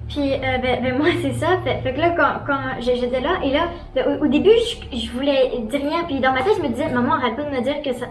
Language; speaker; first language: French; native; French